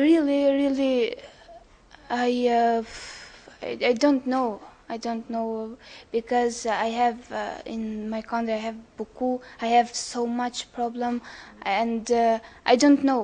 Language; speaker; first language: English; non-native, learner; Albanian